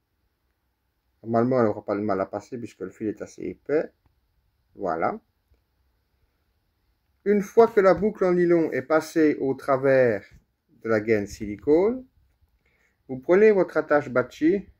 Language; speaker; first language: French; native; French